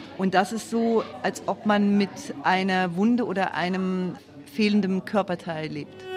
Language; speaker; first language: German; native; German